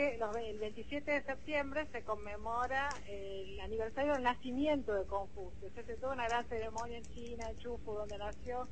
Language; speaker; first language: Spanish; native; Spanish